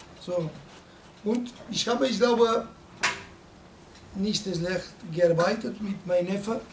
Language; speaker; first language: German; non-native, learner; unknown